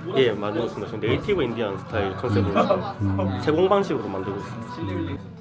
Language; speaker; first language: Korean; native; Korean